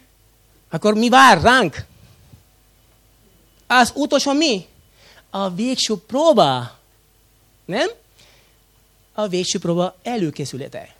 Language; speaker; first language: Hungarian; non-native, fluent; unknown